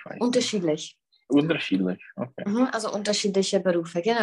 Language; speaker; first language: German; non-native, learner; Czech